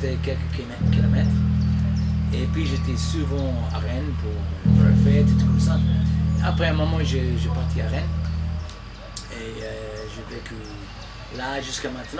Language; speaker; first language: French; non-native, fluent; English